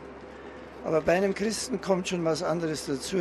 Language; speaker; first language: German; native; German